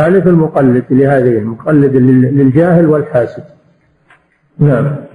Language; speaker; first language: Arabic; native; Arabic